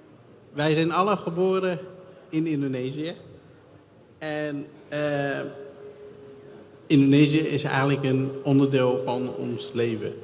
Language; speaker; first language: Dutch; early bilingual, other home language; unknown